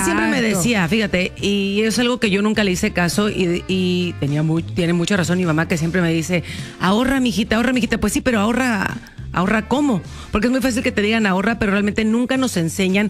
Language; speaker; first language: Spanish; native; Spanish